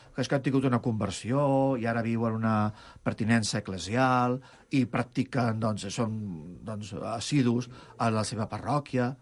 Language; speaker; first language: Catalan; non-native, local second language; Spanish